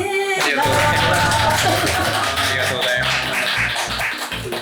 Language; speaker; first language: Japanese; native; Japanese